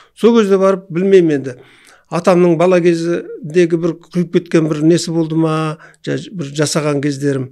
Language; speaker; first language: Kazakh; native; Kazakh